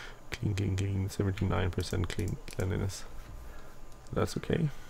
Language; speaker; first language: English; non-native, fluent; Swedish